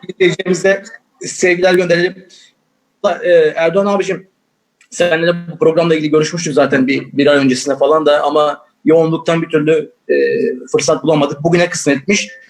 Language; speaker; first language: Turkish; native; Turkish